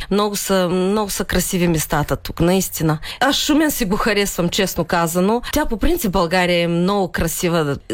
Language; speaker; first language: Bulgarian; early bilingual, heritage; Bulgarian